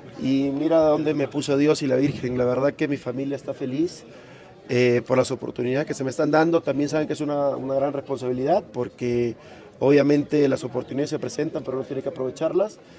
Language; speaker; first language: Spanish; native; Spanish